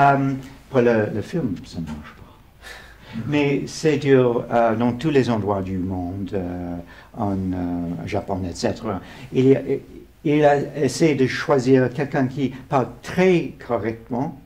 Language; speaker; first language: French; non-native, learner; English